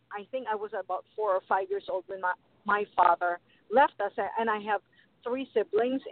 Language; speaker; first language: English; non-native, local second language; Filipino